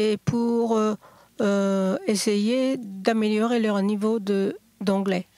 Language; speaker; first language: French; non-native, learner; Japanese